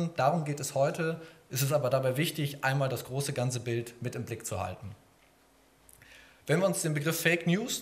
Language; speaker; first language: German; native; German